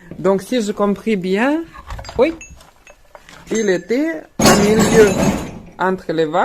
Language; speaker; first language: French; non-native, learner; Russian